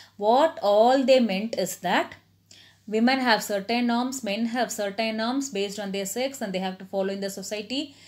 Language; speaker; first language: English; non-native, local second language; Tamil